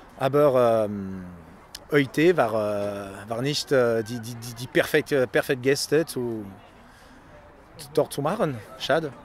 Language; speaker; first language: German; non-native, learner; French